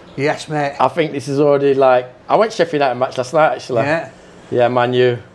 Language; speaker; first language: English; native; English